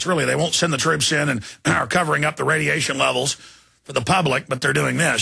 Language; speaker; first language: English; native; English